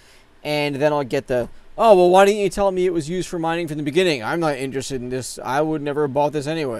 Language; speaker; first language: English; native; English